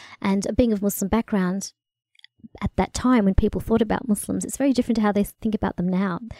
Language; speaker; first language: English; early bilingual, other home language; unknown